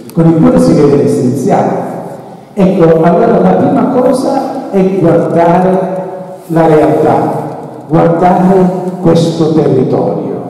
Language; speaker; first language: Italian; native; Italian